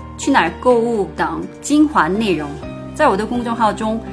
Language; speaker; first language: Chinese; non-native, fluent; Korean